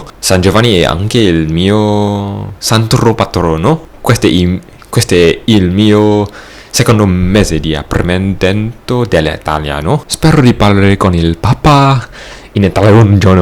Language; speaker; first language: Italian; non-native, learner; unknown